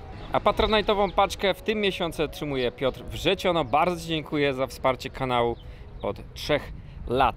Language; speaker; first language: Polish; native; Polish